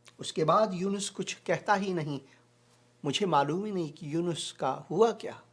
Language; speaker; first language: Urdu; non-native, local second language; Hazaragi